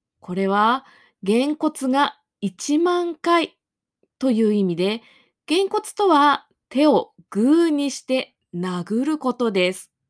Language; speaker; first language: Japanese; native; Japanese